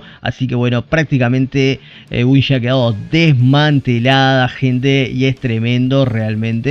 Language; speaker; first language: Spanish; native; Spanish